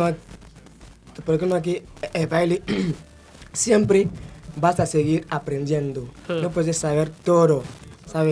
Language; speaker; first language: Spanish; non-native, fluent; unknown